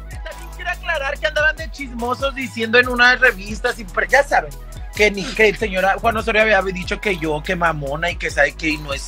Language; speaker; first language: Spanish; native; Spanish